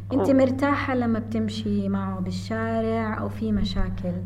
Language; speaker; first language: Arabic; native; Arabic